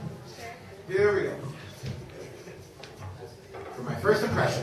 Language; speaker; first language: English; native; English